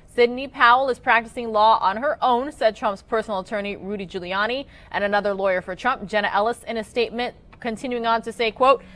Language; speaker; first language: English; native; English